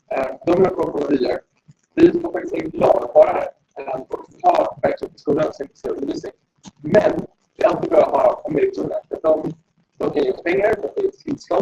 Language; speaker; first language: Swedish; native; Swedish